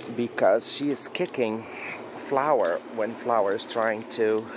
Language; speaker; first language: English; non-native, fluent; Portuguese